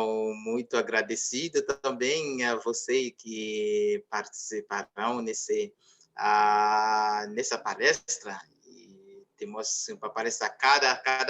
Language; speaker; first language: Portuguese; non-native, learner; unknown